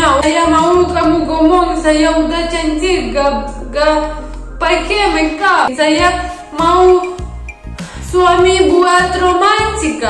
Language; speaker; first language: Indonesian; non-native, learner; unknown